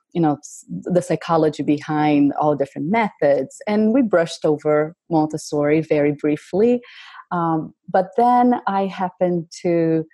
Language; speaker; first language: English; non-native, fluent; Portuguese